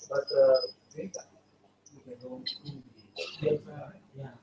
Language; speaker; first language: English; non-native, learner; Indonesian